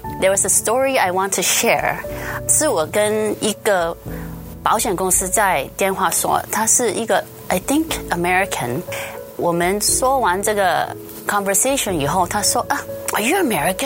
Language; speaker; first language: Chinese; early bilingual, heritage; Cantonese